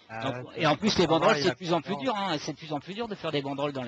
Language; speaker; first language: French; native; French